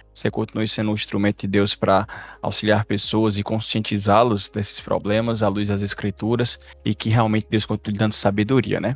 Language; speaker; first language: Portuguese; native; Portuguese